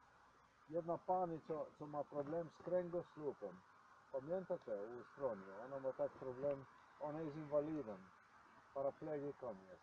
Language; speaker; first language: Polish; non-native, learner; Ukrainian